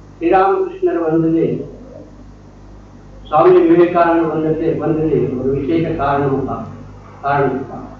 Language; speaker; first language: Tamil; non-native, learner; Kannada